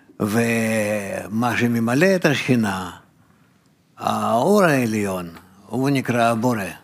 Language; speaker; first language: Hebrew; non-native, fluent; Russian